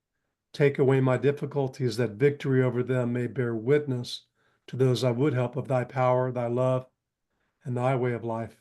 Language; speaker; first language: English; native; English